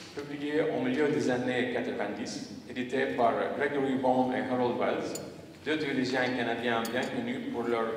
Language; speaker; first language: French; non-native, local second language; Arabic